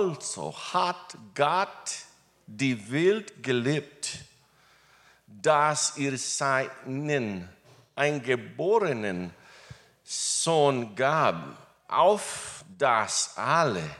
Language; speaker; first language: German; non-native, learner; Spanish